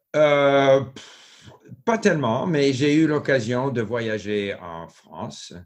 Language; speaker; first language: French; non-native, local second language; English